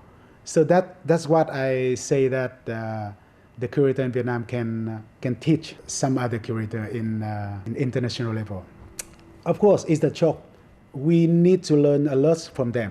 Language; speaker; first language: English; non-native, fluent; Vietnamese